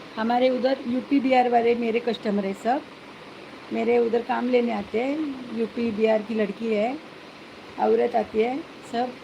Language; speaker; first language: Hindi; non-native, local second language; Marathi